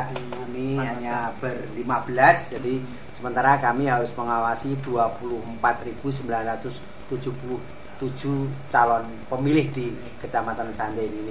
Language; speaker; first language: Indonesian; native; Indonesian